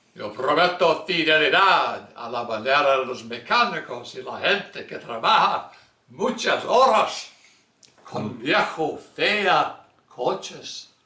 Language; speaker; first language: Spanish; non-native, learner; Swedish